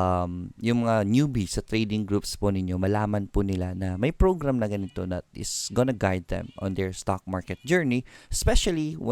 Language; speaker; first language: Filipino; native; Filipino